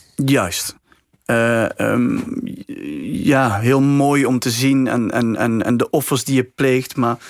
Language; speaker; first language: Dutch; native; Dutch